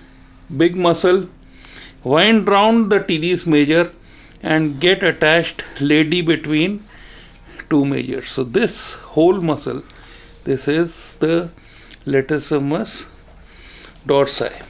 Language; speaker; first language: English; non-native, local second language; Hindi